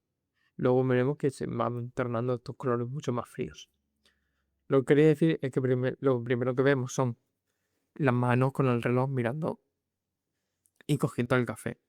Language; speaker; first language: Spanish; native; Spanish